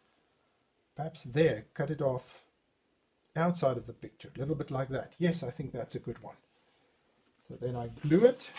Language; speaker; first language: English; non-native, fluent; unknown